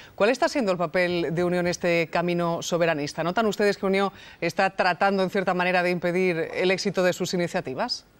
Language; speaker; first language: Spanish; native; Spanish